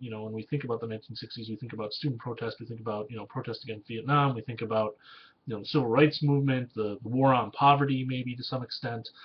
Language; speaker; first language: English; native; English